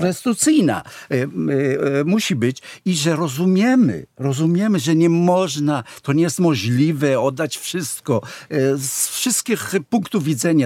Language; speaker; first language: Polish; non-native, fluent; Hebrew